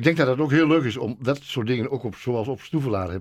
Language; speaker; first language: Dutch; native; Dutch